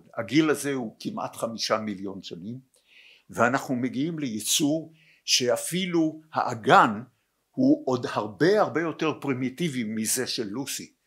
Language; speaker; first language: Hebrew; native; Hebrew